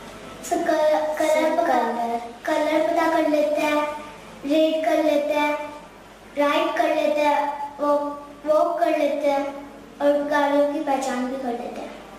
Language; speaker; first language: Hindi; native; Hindi